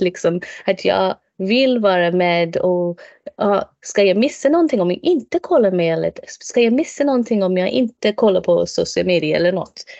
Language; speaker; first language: Swedish; non-native, fluent; English